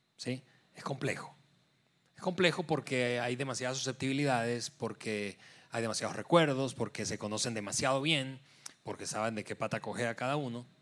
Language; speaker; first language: Spanish; native; Spanish